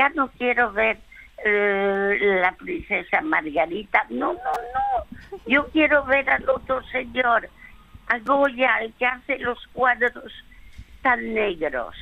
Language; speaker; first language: Spanish; early bilingual, other home language; French